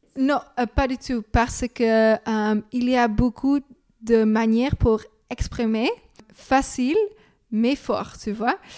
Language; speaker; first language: French; non-native, learner; Dutch